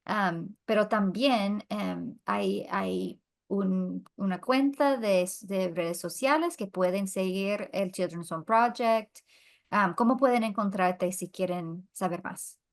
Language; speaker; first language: Spanish; non-native, fluent; English